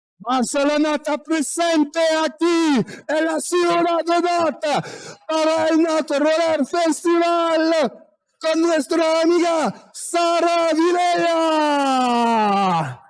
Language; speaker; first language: Spanish; non-native, learner; French